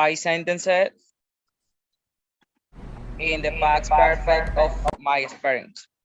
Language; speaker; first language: English; non-native, learner; Spanish